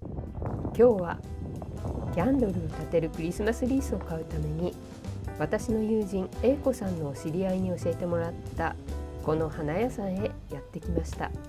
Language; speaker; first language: Japanese; native; Japanese